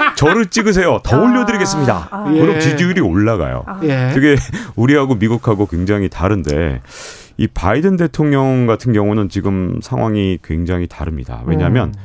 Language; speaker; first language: Korean; native; Korean